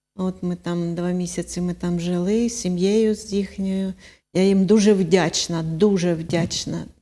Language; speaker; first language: Ukrainian; non-native, local second language; Russian